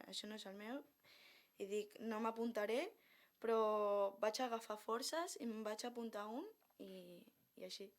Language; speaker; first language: Catalan; non-native, local second language; Spanish